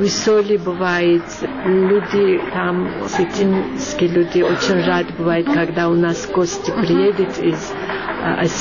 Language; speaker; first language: Russian; non-native, learner; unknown